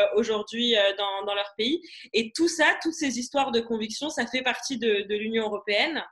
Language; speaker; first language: French; non-native, local second language; Arabic